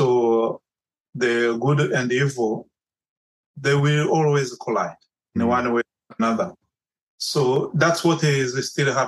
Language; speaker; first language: English; non-native, local second language; Kinyarwanda